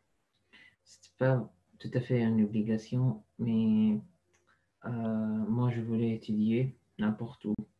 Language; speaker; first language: French; non-native, fluent; Arabic